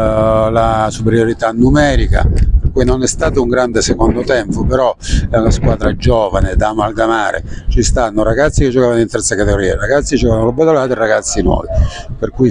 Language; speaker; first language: Italian; native; Italian